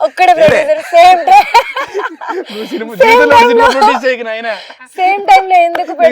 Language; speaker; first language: Telugu; non-native, local second language; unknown